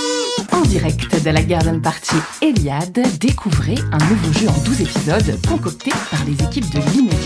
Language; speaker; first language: French; native; French